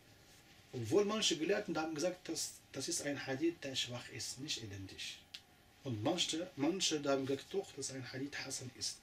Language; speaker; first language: German; non-native, fluent; Arabic